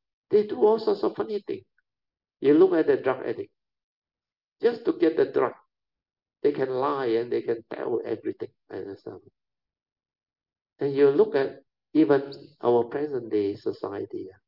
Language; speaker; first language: English; non-native, local second language; Min Nan Chinese